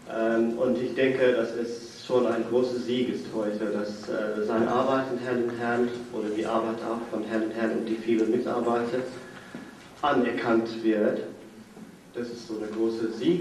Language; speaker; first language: German; non-native, fluent; English